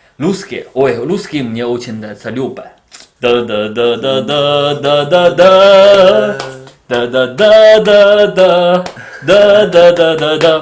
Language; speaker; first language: Russian; non-native, learner; Chinese